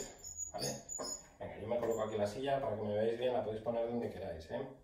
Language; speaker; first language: Spanish; native; Spanish